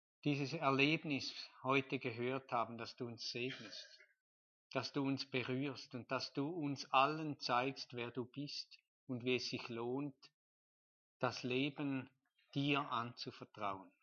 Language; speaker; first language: German; native; German